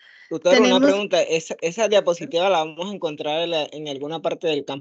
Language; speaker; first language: Spanish; native; Spanish